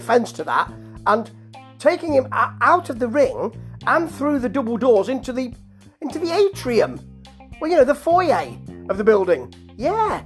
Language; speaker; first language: English; native; English